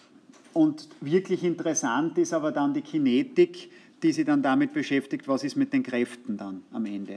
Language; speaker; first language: German; native; German